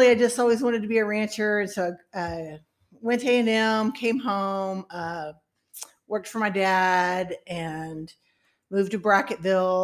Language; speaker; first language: English; native; English